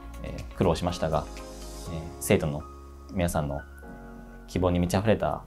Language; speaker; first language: Japanese; native; Japanese